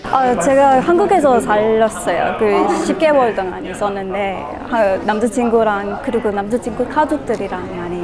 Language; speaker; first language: Korean; non-native, learner; English